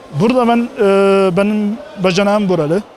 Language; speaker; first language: Turkish; non-native, learner; Arabic